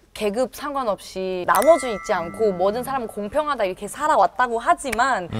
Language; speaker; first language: Korean; non-native, fluent; Thai